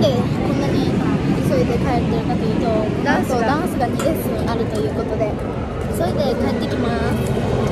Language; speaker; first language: Japanese; native; Japanese